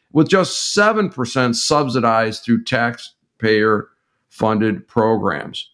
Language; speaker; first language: English; native; English